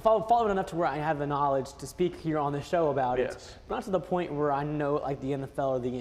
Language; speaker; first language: English; native; English